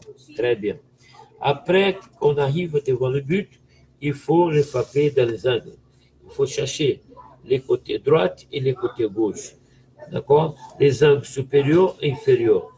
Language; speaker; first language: French; non-native, fluent; Portuguese